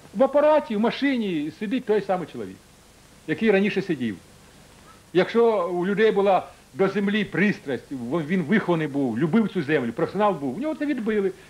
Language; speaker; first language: Ukrainian; native; Ukrainian